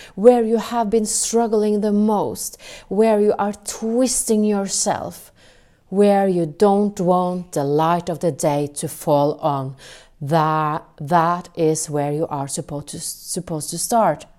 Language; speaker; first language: English; non-native, fluent; Norwegian